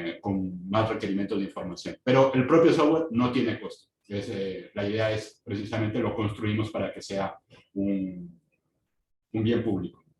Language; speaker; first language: Spanish; native; Spanish